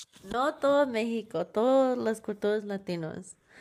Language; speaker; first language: Spanish; non-native, learner; English